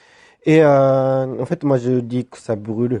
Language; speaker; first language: French; non-native, fluent; Japanese